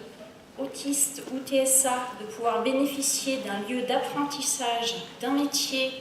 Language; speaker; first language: French; native; French